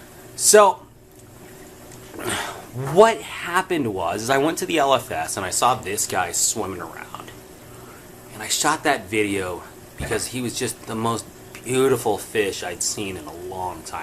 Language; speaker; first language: English; native; English